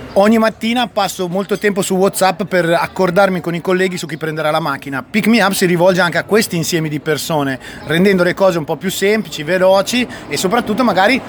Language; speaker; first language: Italian; native; Italian